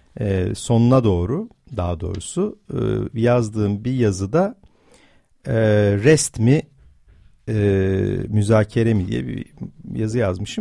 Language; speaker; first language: Turkish; native; Turkish